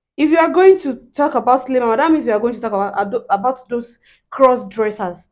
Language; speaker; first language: English; non-native, local second language; Yoruba